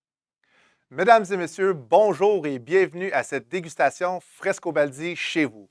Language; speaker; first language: French; native; French